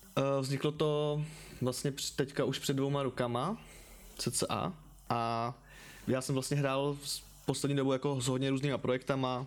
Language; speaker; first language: Czech; native; Czech